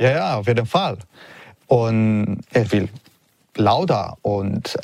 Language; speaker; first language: German; non-native, learner; Italian